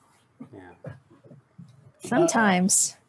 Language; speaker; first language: English; native; English